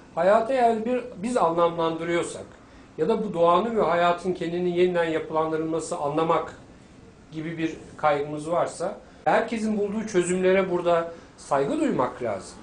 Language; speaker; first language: Turkish; native; Turkish